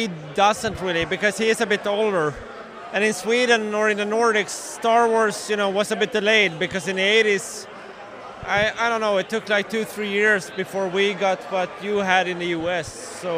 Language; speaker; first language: English; non-native, fluent; Swedish